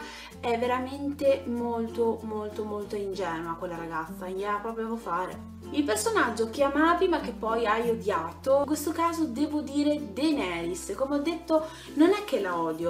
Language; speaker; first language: Italian; native; Italian